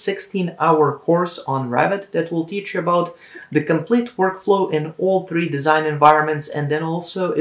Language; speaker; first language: English; non-native, fluent; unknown